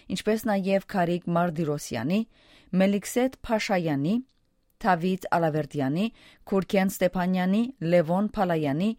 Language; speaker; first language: Armenian; early bilingual, heritage; Armenian